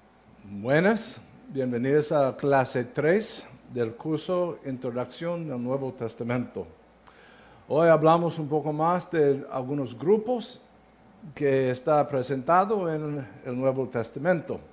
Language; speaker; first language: Spanish; non-native, learner; English